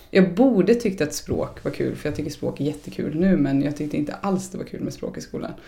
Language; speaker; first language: Swedish; native; Swedish